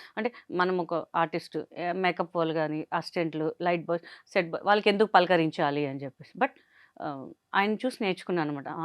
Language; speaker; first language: Telugu; non-native, local second language; Hindi